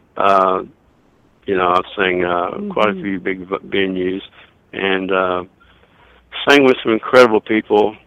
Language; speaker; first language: English; native; English